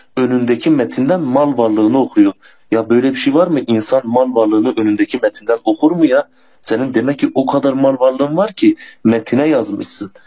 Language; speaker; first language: Turkish; non-native, local second language; Kurdish